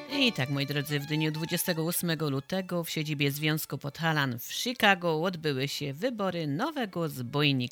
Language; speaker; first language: Polish; native; Polish